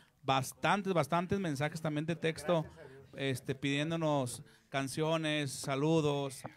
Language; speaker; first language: Spanish; native; Spanish